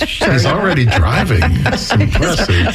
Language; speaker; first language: English; native; English